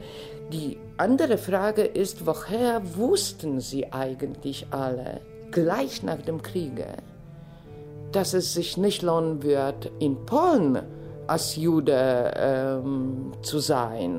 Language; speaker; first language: German; non-native, fluent; Polish